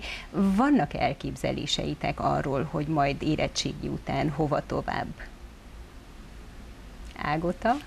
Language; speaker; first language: Hungarian; native; Hungarian